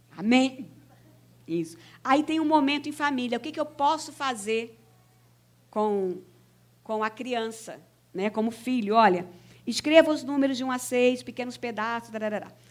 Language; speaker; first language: Portuguese; native; Portuguese